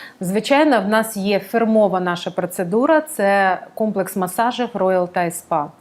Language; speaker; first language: Ukrainian; non-native, local second language; Russian